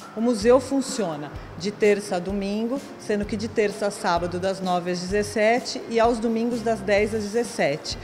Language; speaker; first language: Portuguese; native; Portuguese